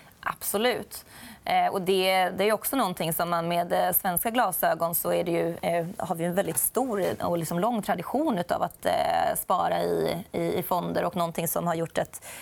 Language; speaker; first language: Swedish; native; Swedish